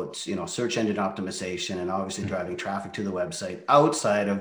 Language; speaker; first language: English; non-native, fluent; Norwegian